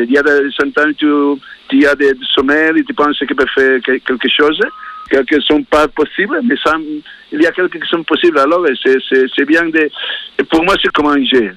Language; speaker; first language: French; non-native, learner; Spanish